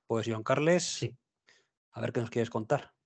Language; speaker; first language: Spanish; native; Spanish